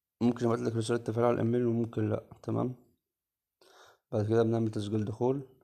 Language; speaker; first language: Arabic; native; Arabic